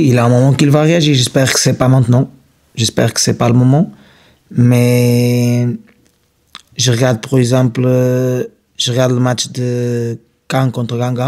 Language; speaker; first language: French; non-native, fluent; Portuguese